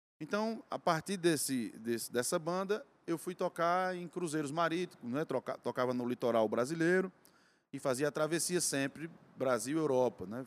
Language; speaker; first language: Portuguese; native; Portuguese